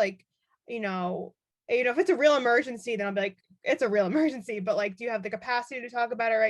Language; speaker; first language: English; native; English